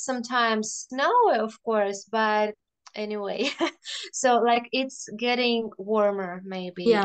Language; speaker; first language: English; non-native, fluent; Russian